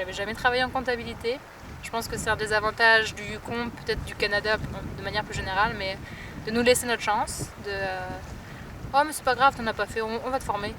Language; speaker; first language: French; native; French